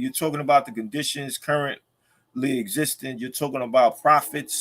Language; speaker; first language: English; native; English